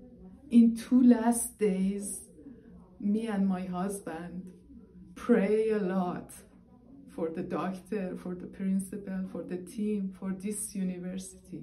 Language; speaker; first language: English; non-native, learner; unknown